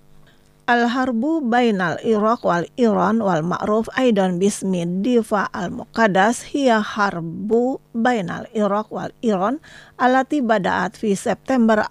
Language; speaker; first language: Arabic; non-native, fluent; Indonesian